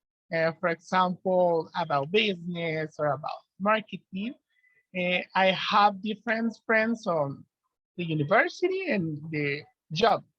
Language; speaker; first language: English; non-native, learner; Spanish